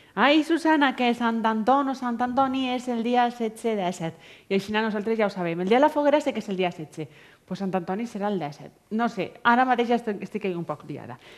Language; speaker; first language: Catalan; native; Catalan